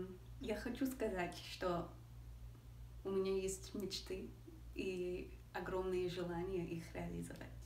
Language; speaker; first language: Russian; non-native, learner; French